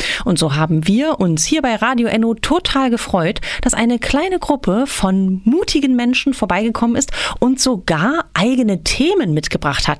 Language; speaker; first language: German; native; German